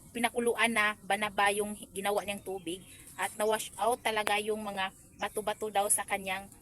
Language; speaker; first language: Filipino; non-native, local second language; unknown